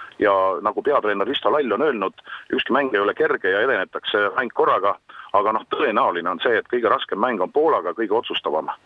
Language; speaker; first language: Estonian; native; Estonian